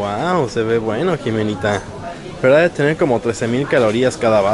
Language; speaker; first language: Spanish; native; Spanish